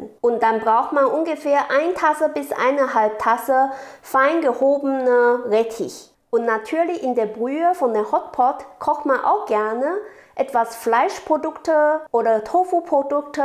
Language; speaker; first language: German; non-native, learner; Chinese